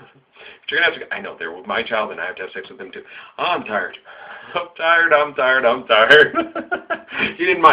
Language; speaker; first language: English; native; English